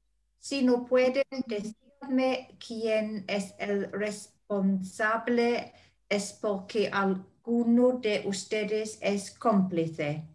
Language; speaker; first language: Spanish; non-native, learner; English